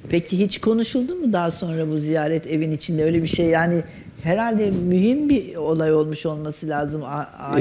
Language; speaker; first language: Turkish; native; Turkish